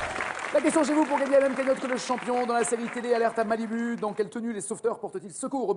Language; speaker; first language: French; native; French